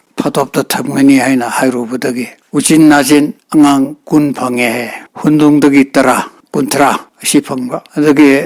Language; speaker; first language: Manipuri; non-native, local second language; Tangkhul Naga (India)